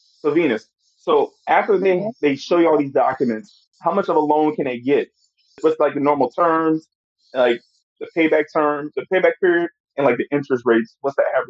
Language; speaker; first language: English; native; English